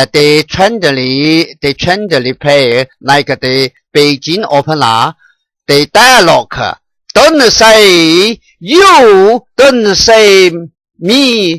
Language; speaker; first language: English; non-native, learner; Chinese